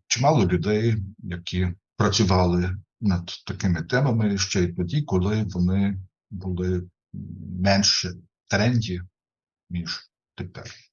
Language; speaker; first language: Ukrainian; non-native, fluent; German